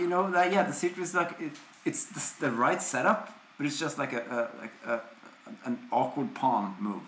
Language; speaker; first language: English; non-native, fluent; Norwegian